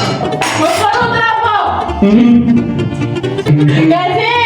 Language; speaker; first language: Spanish; native; Spanish